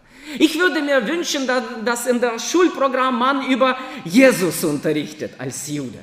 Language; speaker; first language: German; non-native, fluent; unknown